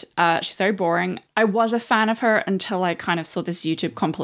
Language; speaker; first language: English; native; English